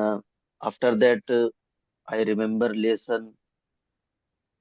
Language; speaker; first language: English; non-native, learner; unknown